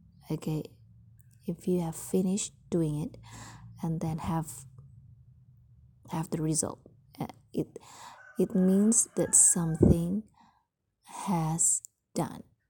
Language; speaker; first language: English; non-native, fluent; Indonesian